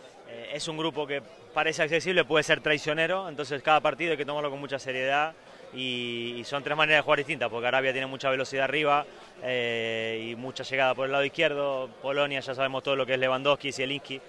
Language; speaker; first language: Spanish; native; Spanish